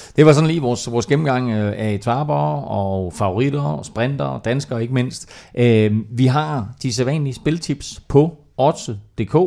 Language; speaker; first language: Danish; native; Danish